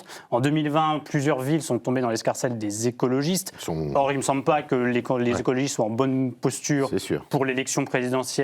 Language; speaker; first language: French; native; French